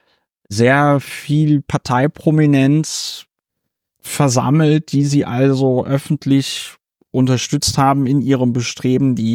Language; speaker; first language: German; native; German